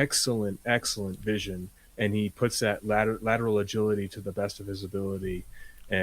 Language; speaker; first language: English; native; English